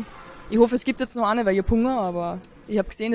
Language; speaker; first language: German; native; German